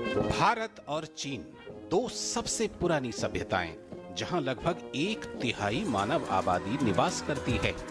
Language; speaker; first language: Hindi; native; Hindi